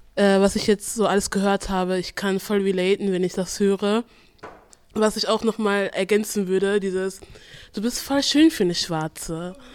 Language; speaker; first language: German; early bilingual, other home language; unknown